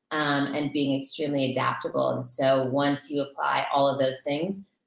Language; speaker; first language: English; native; English